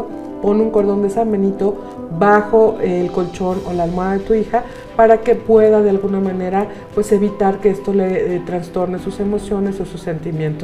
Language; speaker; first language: Spanish; native; Spanish